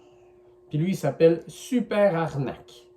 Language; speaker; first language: French; native; French